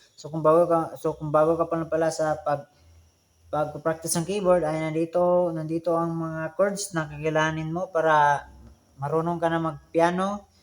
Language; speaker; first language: Filipino; non-native, local second language; Cebuano